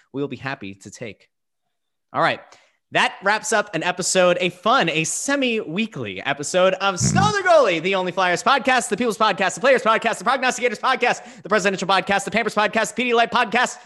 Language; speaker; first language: English; native; English